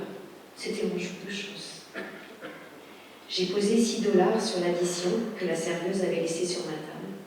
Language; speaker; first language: French; native; French